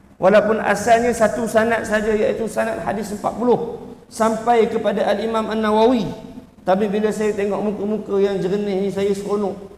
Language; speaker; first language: Malay; native; Malay